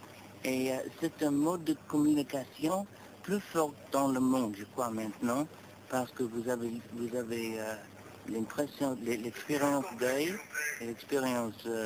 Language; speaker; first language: French; non-native, learner; English